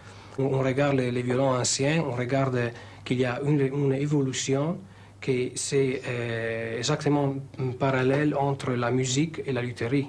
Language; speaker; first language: French; non-native, fluent; Italian